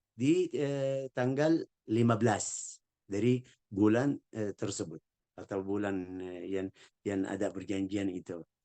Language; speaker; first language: Indonesian; non-native, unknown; Arabic